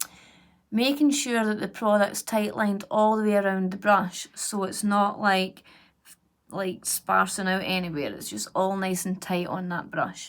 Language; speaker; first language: English; native; English